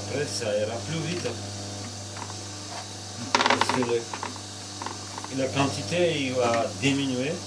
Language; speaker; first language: French; non-native, fluent; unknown